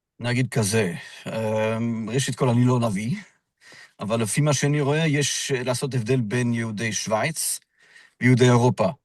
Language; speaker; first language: Hebrew; non-native, fluent; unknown